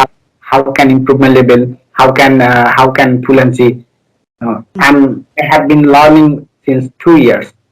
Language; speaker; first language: English; non-native, learner; Bangla